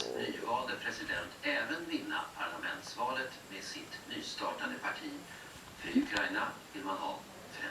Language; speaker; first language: Swedish; native; Swedish